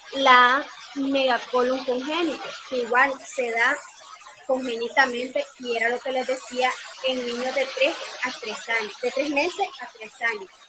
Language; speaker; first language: Spanish; native; Spanish